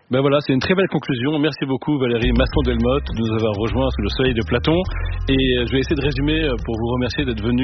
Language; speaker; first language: French; native; French